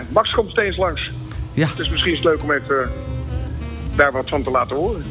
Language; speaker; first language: Dutch; native; Dutch